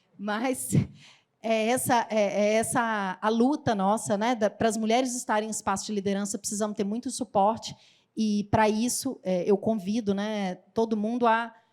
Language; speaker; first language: Portuguese; native; Portuguese